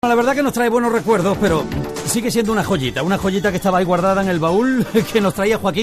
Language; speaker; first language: Spanish; native; Spanish